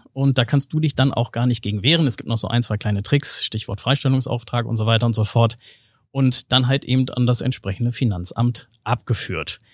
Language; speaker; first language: German; native; German